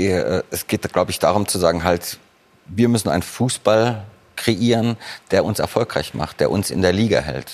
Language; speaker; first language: German; native; German